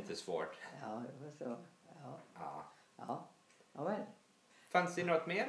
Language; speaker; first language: Swedish; early bilingual, heritage; English